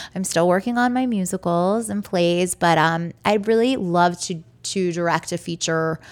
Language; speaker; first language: English; native; English